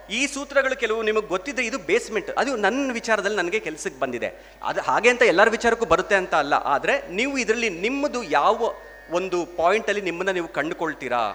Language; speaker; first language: Kannada; non-native, local second language; Telugu